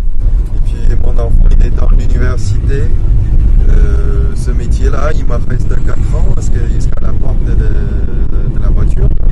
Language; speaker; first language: French; non-native, fluent; Chinese